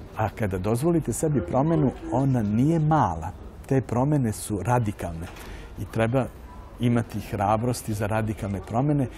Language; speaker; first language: Serbian; native; Serbian